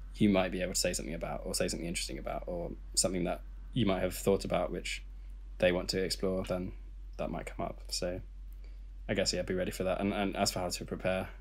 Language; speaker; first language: English; native; English